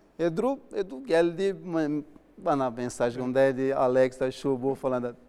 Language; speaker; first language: Turkish; non-native, learner; Portuguese